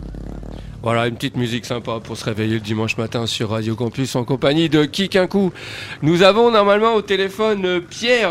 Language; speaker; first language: French; native; French